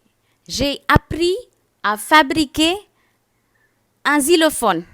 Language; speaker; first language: French; non-native, fluent; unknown